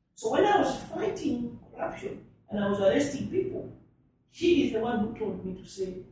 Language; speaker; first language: English; non-native, local second language; Nyanja